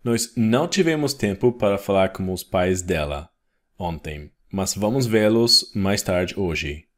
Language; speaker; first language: Portuguese; non-native, fluent; English